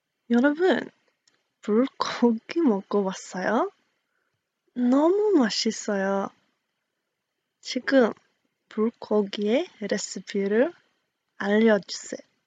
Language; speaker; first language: Korean; non-native, learner; English